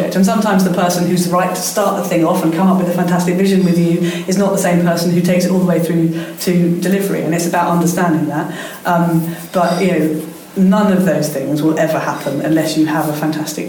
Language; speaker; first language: English; native; English